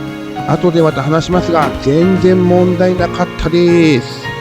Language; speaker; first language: Japanese; native; Japanese